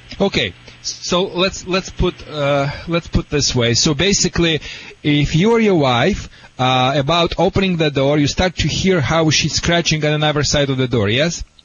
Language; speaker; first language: English; non-native, fluent; Russian